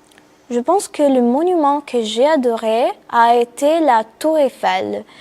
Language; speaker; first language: French; non-native, fluent; Italian